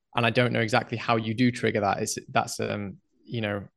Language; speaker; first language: English; native; English